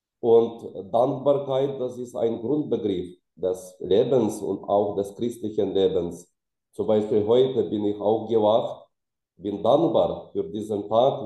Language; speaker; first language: German; non-native, fluent; Ukrainian